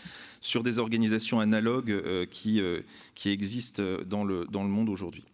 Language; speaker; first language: French; native; French